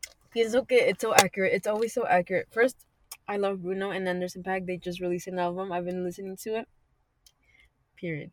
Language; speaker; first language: English; early bilingual, other home language; Spanish